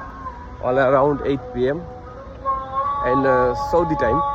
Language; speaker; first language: English; non-native, learner; Bangla